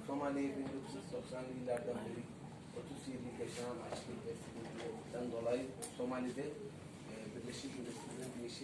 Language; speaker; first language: Turkish; non-native, fluent; Somali